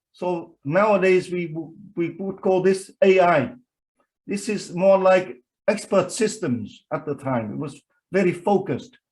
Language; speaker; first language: English; non-native, fluent; Vietnamese